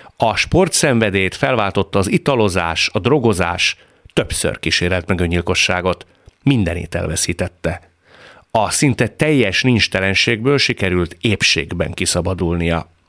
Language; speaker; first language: Hungarian; native; Hungarian